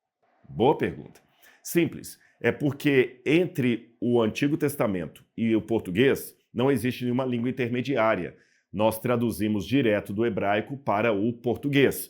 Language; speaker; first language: Portuguese; native; Portuguese